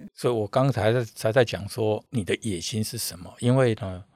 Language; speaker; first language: Chinese; native; Chinese